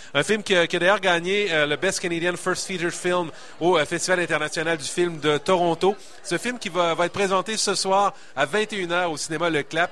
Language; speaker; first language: French; native; French